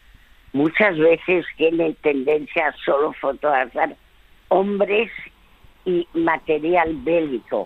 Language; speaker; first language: Spanish; early bilingual, other home language; French